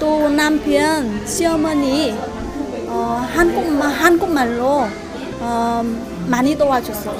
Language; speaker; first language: Korean; non-native, learner; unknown